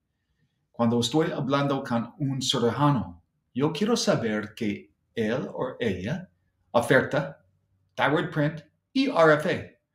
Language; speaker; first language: Spanish; non-native, fluent; English